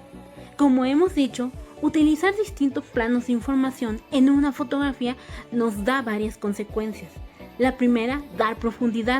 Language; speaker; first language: Spanish; native; Spanish